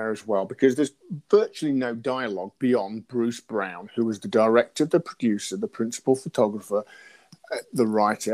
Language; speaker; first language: English; native; English